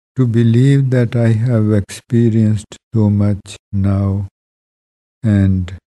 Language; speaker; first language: English; non-native, local second language; Punjabi